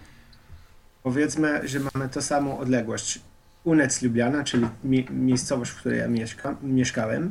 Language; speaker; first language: Polish; non-native, fluent; Slovenian